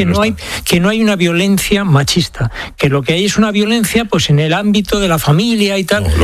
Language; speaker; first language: Spanish; native; Spanish